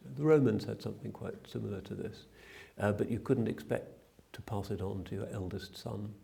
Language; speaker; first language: English; native; English